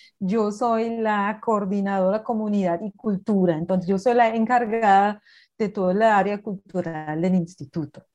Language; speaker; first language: Spanish; non-native, fluent; German